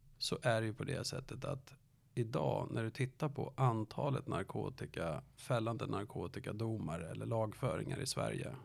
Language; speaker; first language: Swedish; native; Swedish